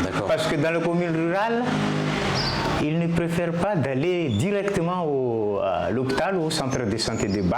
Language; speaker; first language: French; non-native, local second language; Malagasy